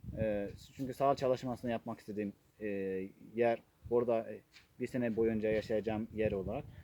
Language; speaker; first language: Turkish; non-native, fluent; Japanese